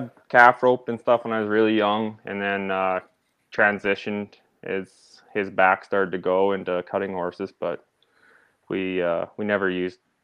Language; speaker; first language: English; native; English